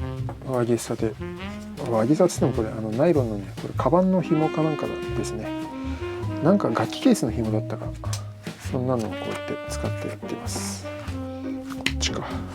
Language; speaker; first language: Japanese; native; Japanese